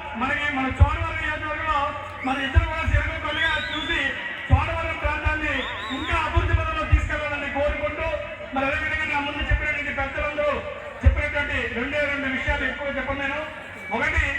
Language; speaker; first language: Telugu; native; Telugu